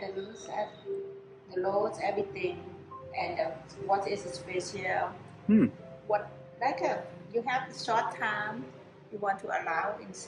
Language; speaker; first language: English; non-native, learner; Lao